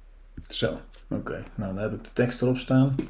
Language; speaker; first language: Dutch; native; Dutch